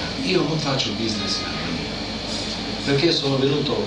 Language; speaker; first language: Italian; non-native, fluent; Albanian